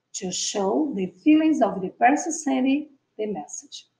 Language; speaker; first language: English; non-native, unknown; Portuguese